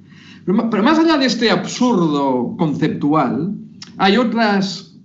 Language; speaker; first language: Spanish; native; Spanish